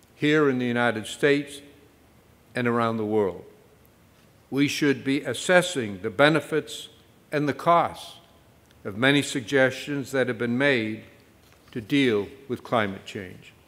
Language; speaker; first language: English; native; English